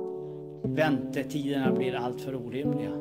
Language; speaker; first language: Swedish; native; Swedish